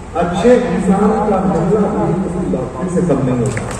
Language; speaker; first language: Hindi; non-native, local second language; Marathi